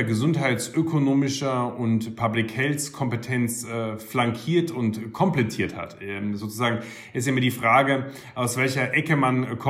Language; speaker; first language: German; native; German